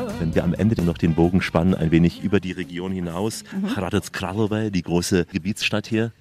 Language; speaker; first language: German; native; German